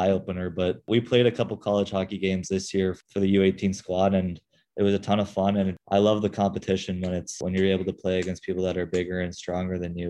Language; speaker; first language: English; native; English